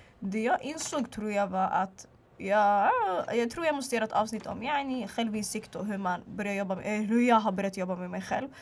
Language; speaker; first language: Swedish; early bilingual, other home language; Arabic